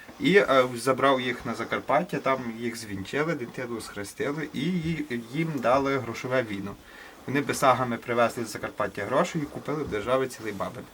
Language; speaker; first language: Ukrainian; native; Ukrainian